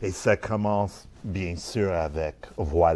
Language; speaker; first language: French; non-native, learner; English